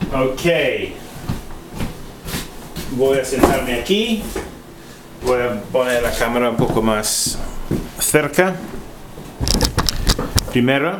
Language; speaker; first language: Spanish; non-native, fluent; English